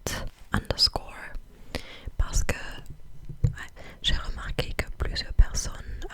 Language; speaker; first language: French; non-native, fluent; English